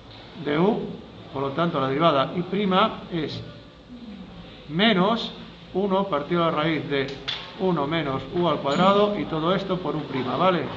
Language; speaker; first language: Spanish; native; Spanish